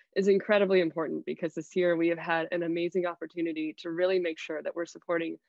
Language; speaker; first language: English; native; English